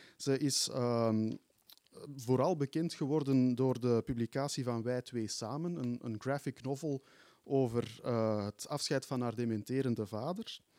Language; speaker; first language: Dutch; native; Dutch